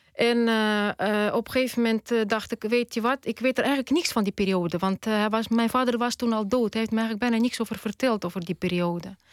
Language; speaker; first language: Dutch; non-native, fluent; Russian